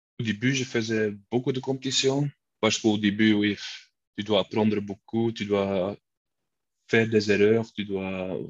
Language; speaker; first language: French; non-native, local second language; Dutch